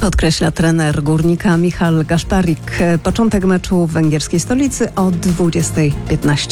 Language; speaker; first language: Polish; native; Polish